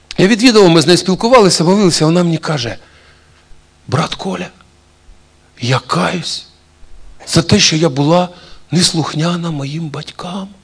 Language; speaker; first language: Ukrainian; non-native, local second language; Russian